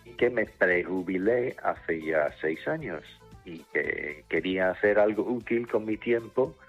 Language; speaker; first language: Spanish; non-native, fluent; English